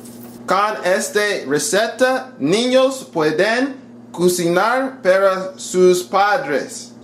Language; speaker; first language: Spanish; non-native, learner; English